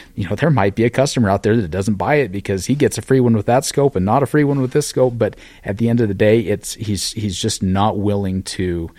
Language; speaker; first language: English; native; English